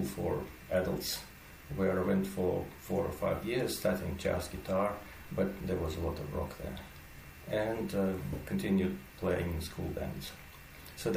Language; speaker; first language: English; non-native, fluent; Russian